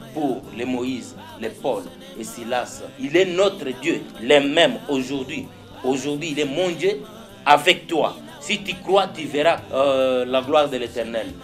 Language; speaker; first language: French; non-native, local second language; Lingala